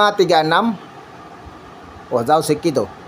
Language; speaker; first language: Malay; non-native, learner; Bangla